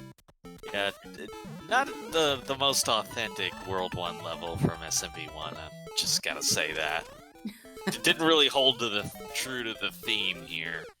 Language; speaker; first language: English; native; English